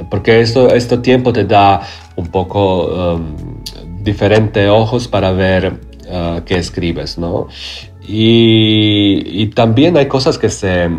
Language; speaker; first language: Spanish; non-native, learner; Croatian